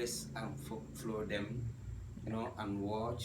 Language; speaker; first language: English; non-native, learner; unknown